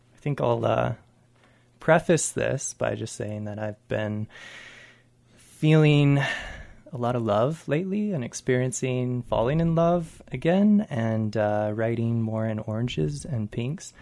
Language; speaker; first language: English; native; English